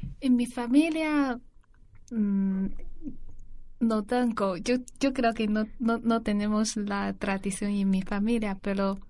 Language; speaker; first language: Spanish; non-native, learner; Chinese